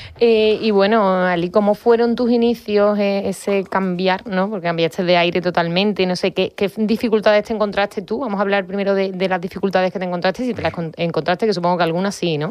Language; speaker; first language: Spanish; native; Spanish